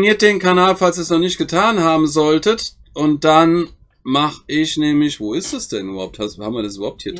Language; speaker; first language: German; native; German